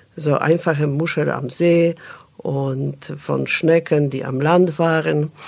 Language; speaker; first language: German; non-native, fluent; Polish